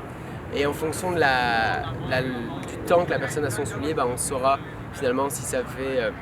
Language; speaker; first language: French; native; French